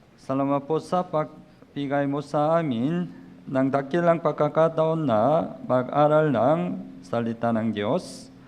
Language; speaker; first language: Filipino; non-native, learner; Korean